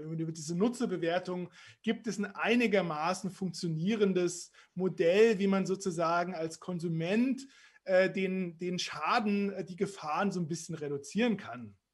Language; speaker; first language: German; native; German